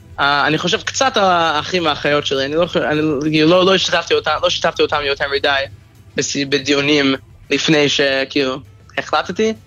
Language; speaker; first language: Hebrew; non-native, fluent; English